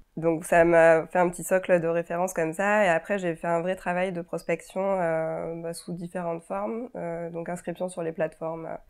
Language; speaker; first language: French; native; French